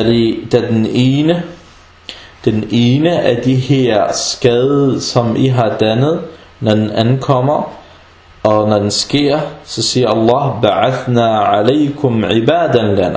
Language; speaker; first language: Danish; non-native, fluent; Arabic